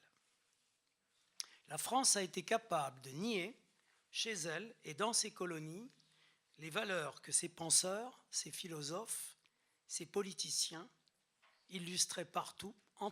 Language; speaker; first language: French; native; French